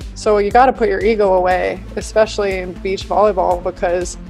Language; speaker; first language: English; native; English